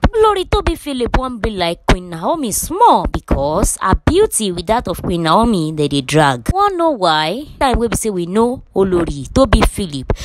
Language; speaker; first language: Nigerian Pidgin; non-native, local second language; Yoruba